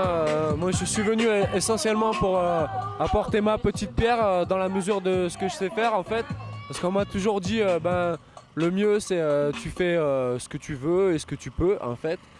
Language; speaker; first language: French; native; French